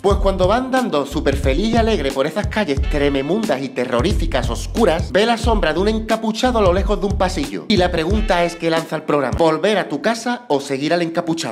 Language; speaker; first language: Spanish; native; Spanish